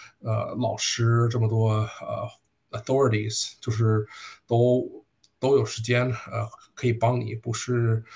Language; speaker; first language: Chinese; early bilingual, heritage; Chinese